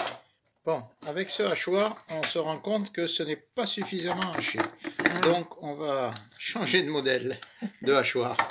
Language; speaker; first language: French; native; French